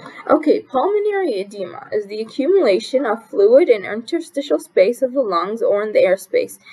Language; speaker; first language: English; non-native, fluent; Arabic